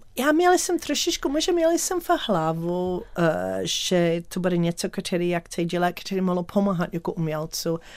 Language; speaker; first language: Czech; non-native, learner; English